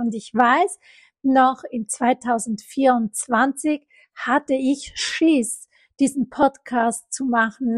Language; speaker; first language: German; non-native, fluent; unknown